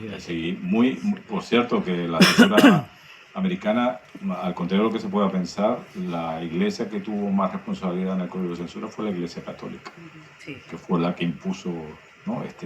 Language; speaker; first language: Spanish; native; Spanish